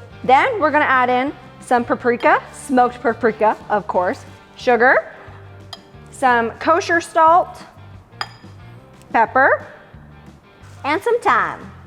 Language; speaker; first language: English; native; English